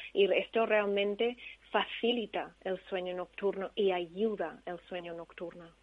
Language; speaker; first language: Spanish; non-native, fluent; English